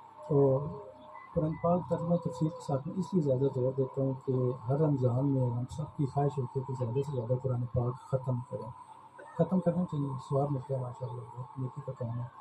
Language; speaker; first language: Urdu; non-native, local second language; Punjabi